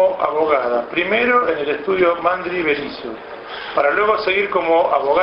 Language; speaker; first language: Spanish; native; Spanish